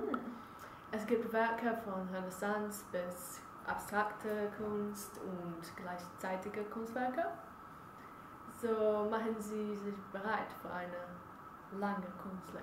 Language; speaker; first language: German; non-native, learner; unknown